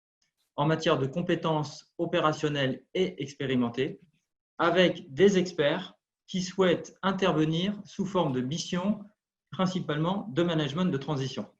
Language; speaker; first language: French; native; French